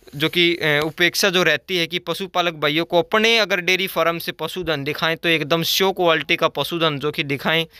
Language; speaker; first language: Hindi; native; Hindi